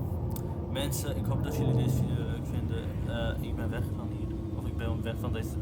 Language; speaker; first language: Dutch; non-native, local second language; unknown